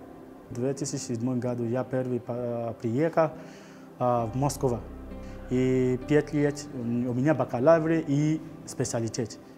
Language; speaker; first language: Russian; non-native, learner; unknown